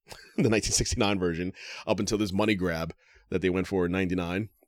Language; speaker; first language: English; native; English